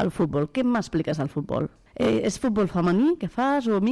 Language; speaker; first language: Catalan; native; Catalan